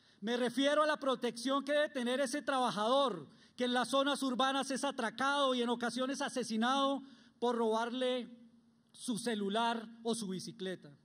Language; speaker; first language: Spanish; native; Spanish